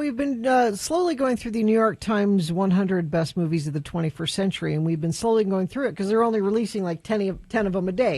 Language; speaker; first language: English; native; English